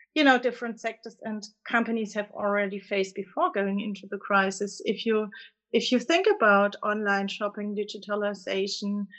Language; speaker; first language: English; non-native, fluent; German